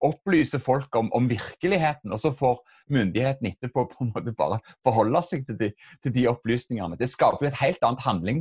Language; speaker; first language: Norwegian; native; Norwegian